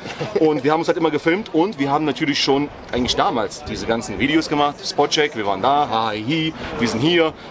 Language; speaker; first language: German; early bilingual, other home language; Ukrainian